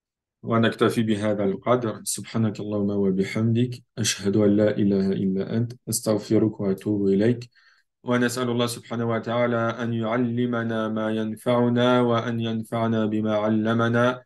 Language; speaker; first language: Arabic; non-native, fluent; French